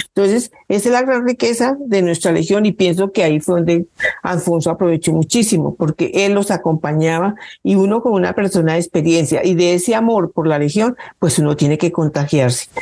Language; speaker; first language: Spanish; native; Spanish